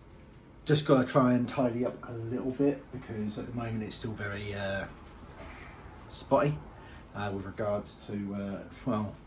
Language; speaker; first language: English; native; English